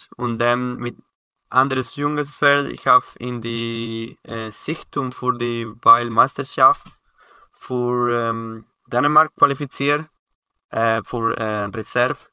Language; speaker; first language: German; non-native, learner; Spanish